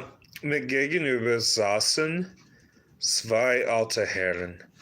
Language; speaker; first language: German; non-native, learner; English